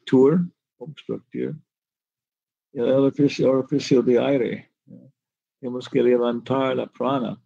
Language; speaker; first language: Spanish; non-native, fluent; English